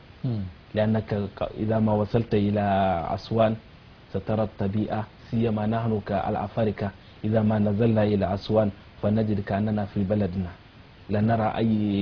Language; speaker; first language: Arabic; non-native, fluent; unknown